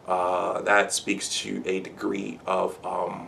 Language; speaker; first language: English; native; English